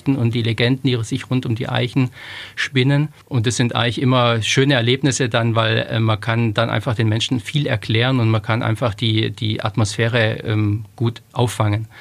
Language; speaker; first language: German; native; German